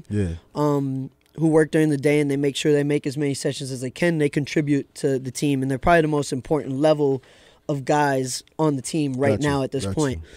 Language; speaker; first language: English; native; English